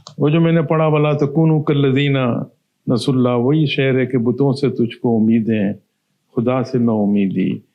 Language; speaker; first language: Urdu; non-native, local second language; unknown